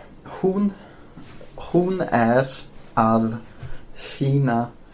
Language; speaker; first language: Icelandic; non-native, learner; English